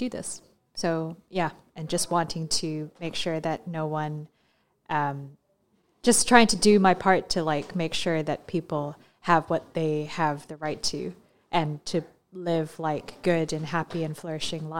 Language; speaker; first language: English; non-native, local second language; Cantonese